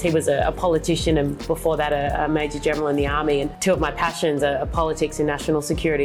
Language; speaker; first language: English; early bilingual, other home language; Indonesian